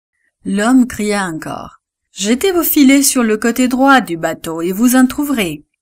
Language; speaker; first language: French; native; French